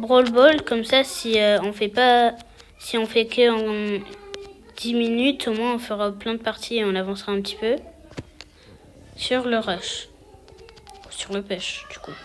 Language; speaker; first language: French; native; French